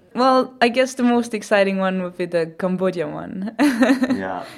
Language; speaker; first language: English; non-native, fluent; Estonian